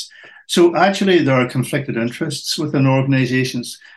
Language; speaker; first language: English; native; English